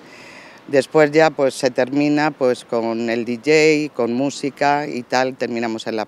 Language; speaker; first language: Spanish; native; Spanish